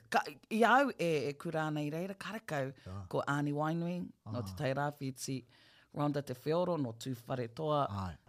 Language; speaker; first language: Māori; non-native, local second language; English